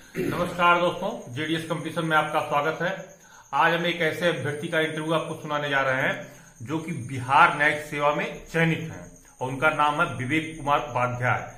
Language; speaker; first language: Hindi; native; Hindi